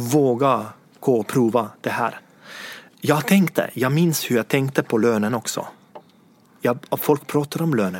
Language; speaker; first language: Swedish; non-native, fluent; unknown